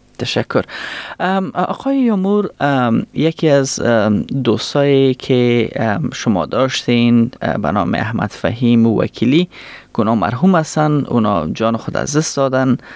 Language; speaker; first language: Persian; non-native, local second language; Pashto